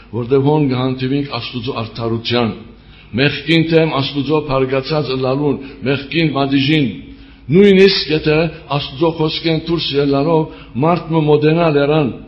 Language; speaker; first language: Armenian; early bilingual, heritage; Armenian